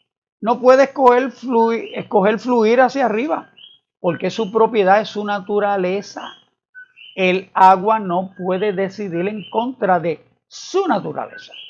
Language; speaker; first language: Spanish; native; Spanish